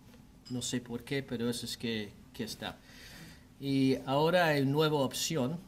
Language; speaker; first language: Spanish; non-native, learner; English